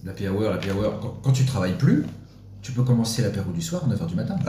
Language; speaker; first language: French; native; French